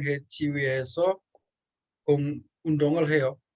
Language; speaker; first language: Korean; non-native, learner; Indonesian